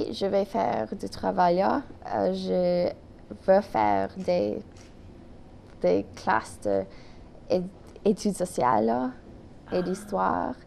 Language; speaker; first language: French; non-native, local second language; English